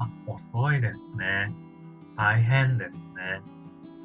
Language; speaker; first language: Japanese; non-native, learner; Indonesian